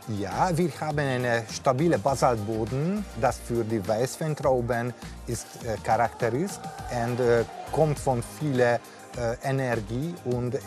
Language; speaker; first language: German; non-native, learner; Hungarian